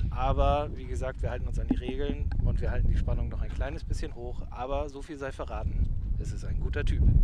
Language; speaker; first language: German; native; German